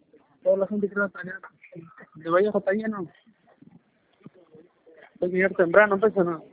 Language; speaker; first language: Spanish; native; Spanish